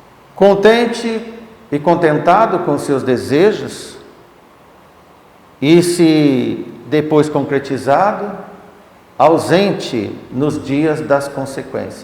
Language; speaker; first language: Portuguese; native; Portuguese